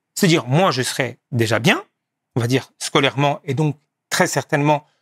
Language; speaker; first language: French; native; French